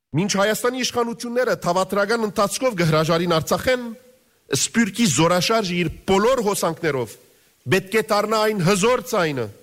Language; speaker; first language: Armenian; early bilingual, heritage; Armenian